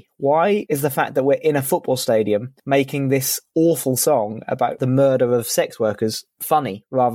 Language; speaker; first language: English; native; English